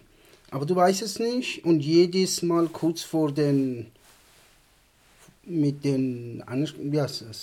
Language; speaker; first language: German; non-native, fluent; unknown